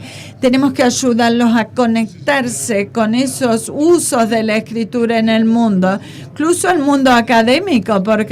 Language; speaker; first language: Spanish; non-native, fluent; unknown